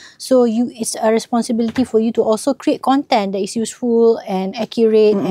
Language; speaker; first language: English; non-native, local second language; Malay